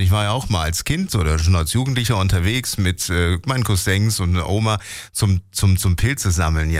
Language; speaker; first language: German; native; German